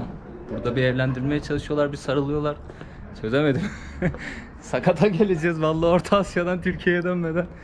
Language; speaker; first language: Turkish; native; Turkish